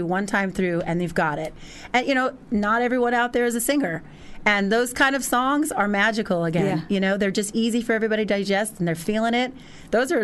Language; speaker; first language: English; native; English